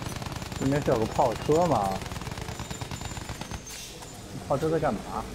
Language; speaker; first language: Chinese; native; Chinese